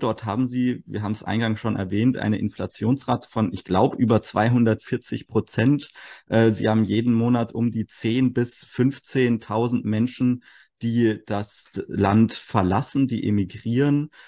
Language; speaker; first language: German; native; German